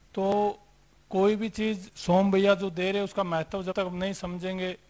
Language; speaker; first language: Hindi; native; Hindi